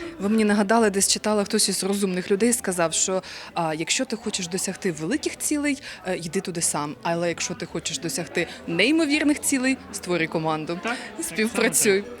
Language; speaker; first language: Ukrainian; native; Ukrainian